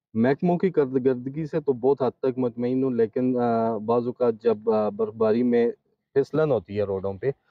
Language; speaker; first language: Urdu; native; Urdu